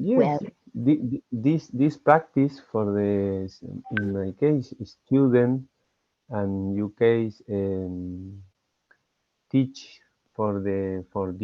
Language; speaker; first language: English; non-native, learner; Spanish